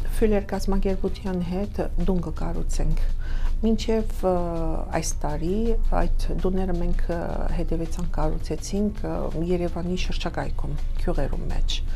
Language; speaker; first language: Armenian; early bilingual, heritage; Armenian